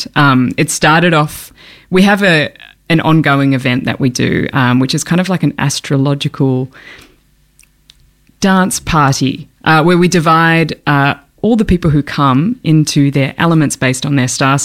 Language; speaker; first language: English; native; English